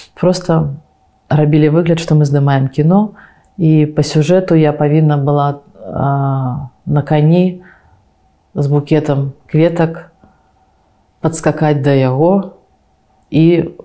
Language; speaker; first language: Belarusian; non-native, local second language; Russian